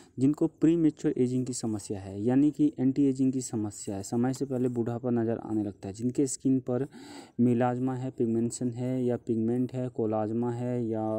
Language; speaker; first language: Hindi; native; Hindi